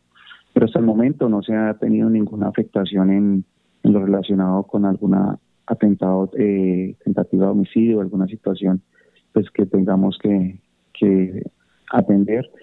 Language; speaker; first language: Spanish; native; Spanish